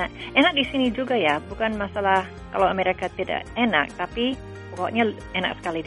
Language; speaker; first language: Indonesian; non-native, fluent; English